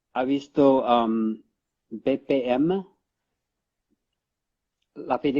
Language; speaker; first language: Spanish; non-native, learner; English